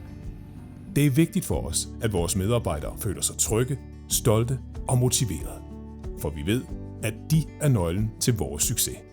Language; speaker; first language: Danish; native; Danish